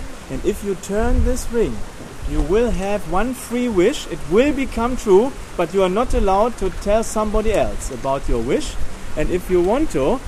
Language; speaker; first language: English; non-native, fluent; German